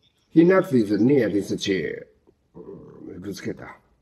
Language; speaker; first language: English; non-native, learner; Japanese